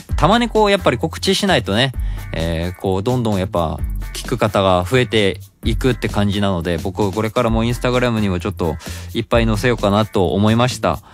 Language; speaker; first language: Japanese; non-native, fluent; Korean